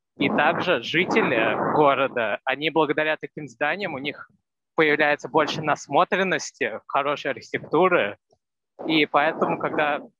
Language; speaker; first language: Russian; non-native, fluent; Hindi